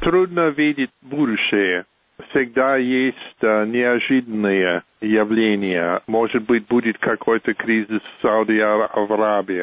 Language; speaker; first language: Russian; non-native, fluent; English